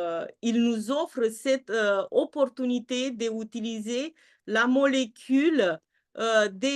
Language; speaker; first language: French; non-native, fluent; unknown